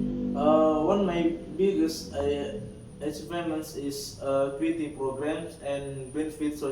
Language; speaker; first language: English; non-native, learner; Indonesian